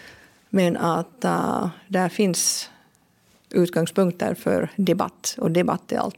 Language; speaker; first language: Swedish; non-native, local second language; Finnish